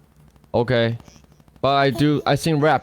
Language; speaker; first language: English; non-native, fluent; Chinese